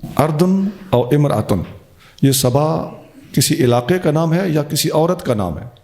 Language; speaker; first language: Urdu; non-native, local second language; Punjabi